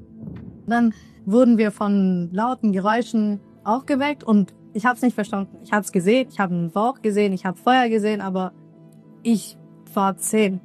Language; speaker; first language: German; early bilingual, other home language; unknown